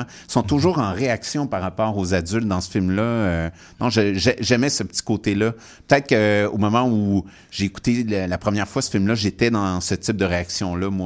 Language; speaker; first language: French; native; French